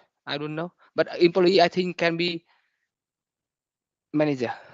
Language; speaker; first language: English; non-native, learner; Vietnamese